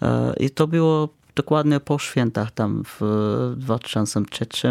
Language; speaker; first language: Polish; non-native, fluent; Arabic